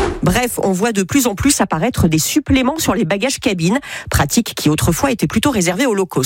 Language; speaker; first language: French; native; French